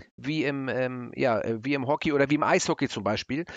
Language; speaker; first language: German; native; German